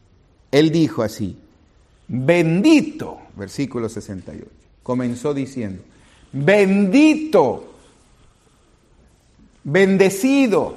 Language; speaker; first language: Spanish; native; Spanish